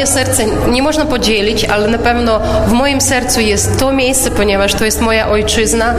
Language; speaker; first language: Polish; non-native, local second language; Ukrainian